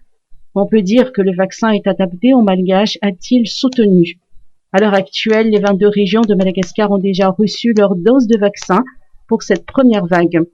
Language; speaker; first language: French; non-native, local second language; Malagasy